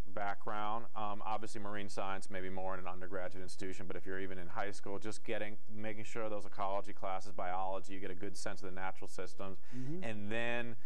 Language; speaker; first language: English; native; English